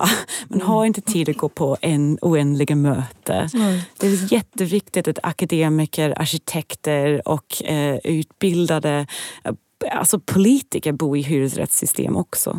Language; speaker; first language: Swedish; non-native, fluent; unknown